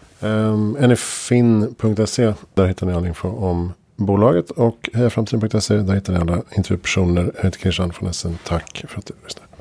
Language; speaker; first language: Swedish; native; Swedish